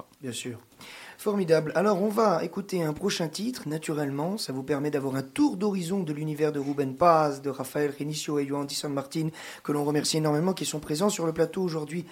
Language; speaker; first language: French; native; French